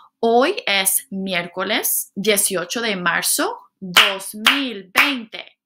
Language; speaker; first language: Spanish; non-native, fluent; English